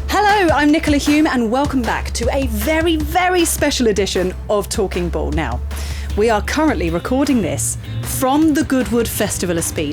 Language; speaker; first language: English; native; English